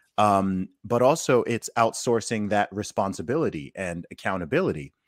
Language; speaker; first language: English; native; English